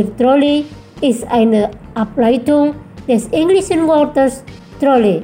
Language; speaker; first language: German; non-native, fluent; Indonesian